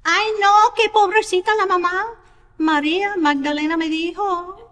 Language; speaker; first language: Spanish; early bilingual, other home language; English